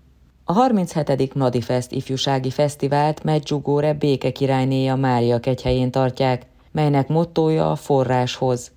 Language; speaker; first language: Hungarian; native; Hungarian